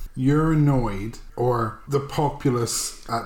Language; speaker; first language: English; native; English